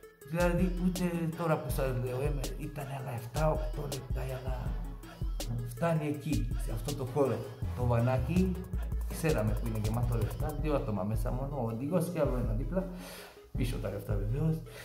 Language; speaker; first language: Greek; non-native, fluent; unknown